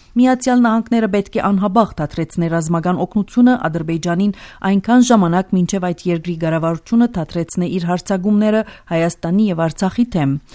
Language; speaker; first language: Armenian; native; Armenian